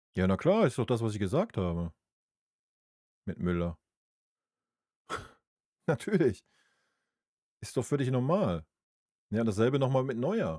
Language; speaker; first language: German; native; German